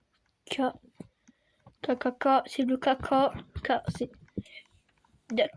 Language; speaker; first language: French; native; French